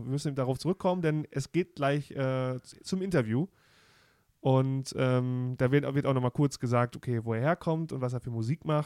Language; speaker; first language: German; native; German